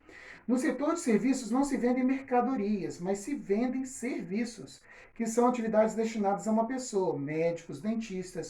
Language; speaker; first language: Portuguese; native; Portuguese